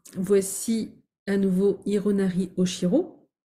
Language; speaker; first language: French; native; French